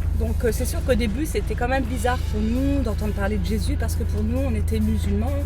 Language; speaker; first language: French; early bilingual, other home language; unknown